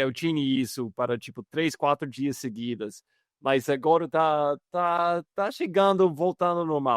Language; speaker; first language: Portuguese; non-native, fluent; English